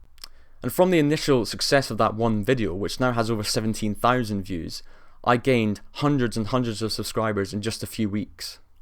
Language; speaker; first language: English; native; English